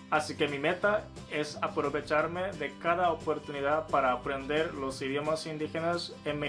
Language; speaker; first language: Spanish; non-native, fluent; Japanese